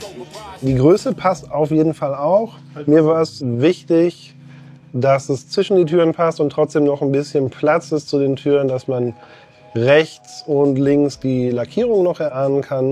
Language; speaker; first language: German; native; German